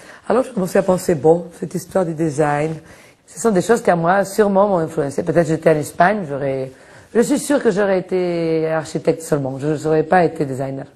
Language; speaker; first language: French; non-native, fluent; Spanish